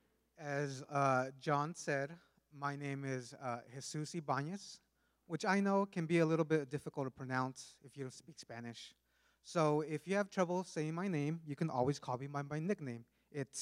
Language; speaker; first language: English; early bilingual, other home language; Spanish